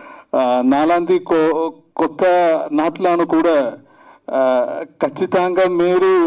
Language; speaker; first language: Telugu; non-native, learner; Malayalam